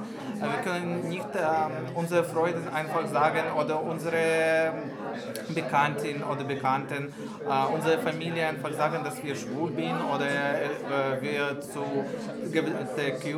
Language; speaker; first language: German; non-native, learner; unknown